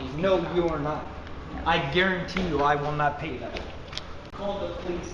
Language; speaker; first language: English; non-native, learner; Korean